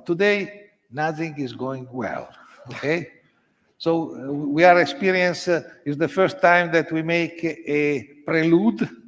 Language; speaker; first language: English; non-native, learner; Italian